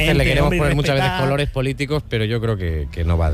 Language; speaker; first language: Spanish; native; Spanish